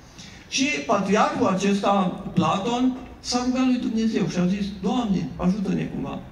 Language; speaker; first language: Romanian; native; Romanian